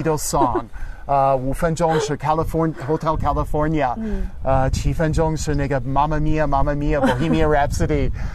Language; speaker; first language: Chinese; non-native, fluent; English